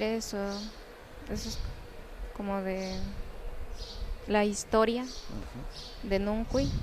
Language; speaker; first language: Spanish; non-native, local second language; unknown